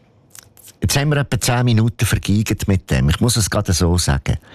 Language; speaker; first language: German; native; German